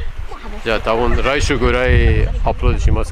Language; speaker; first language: Japanese; non-native, learner; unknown